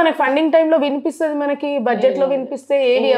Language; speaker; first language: Telugu; native; Telugu